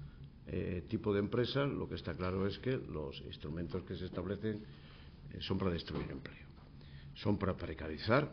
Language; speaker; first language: Spanish; native; Spanish